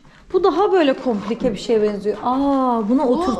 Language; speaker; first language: Turkish; native; Turkish